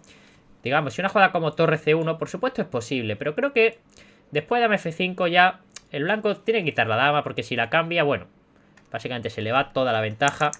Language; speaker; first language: Spanish; native; Spanish